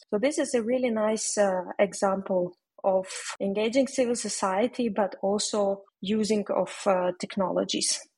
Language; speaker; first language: English; non-native, fluent; Ukrainian